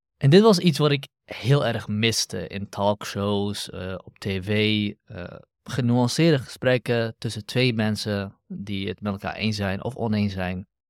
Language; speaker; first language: Dutch; early bilingual, other home language; Kurdish